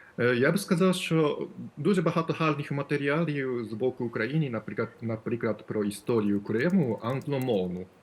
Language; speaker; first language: Ukrainian; non-native, fluent; Japanese